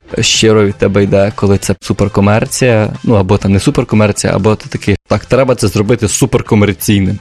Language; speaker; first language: Ukrainian; native; Ukrainian